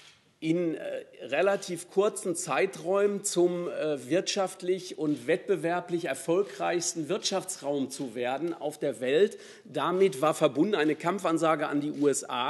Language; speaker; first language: German; native; German